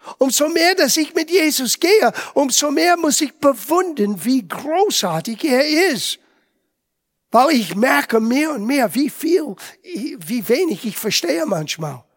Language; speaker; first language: German; non-native, fluent; English